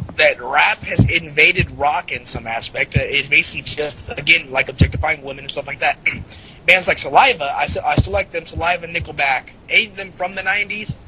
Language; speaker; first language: English; native; English